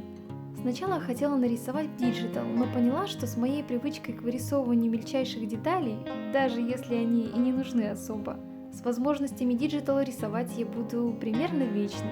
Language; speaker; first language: Russian; native; Russian